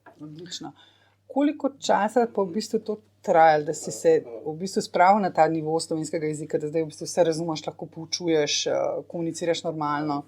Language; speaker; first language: Slovenian; native; Slovenian